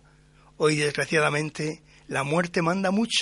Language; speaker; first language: Spanish; native; Spanish